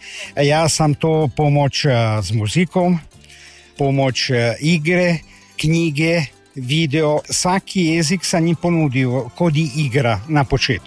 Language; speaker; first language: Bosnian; early bilingual, heritage; Croatian